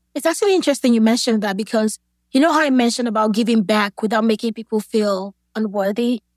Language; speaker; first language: English; non-native, local second language; Yoruba